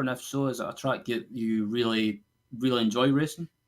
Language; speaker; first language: English; native; English